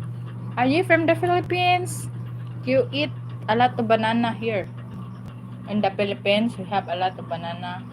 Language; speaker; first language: English; non-native, local second language; Cebuano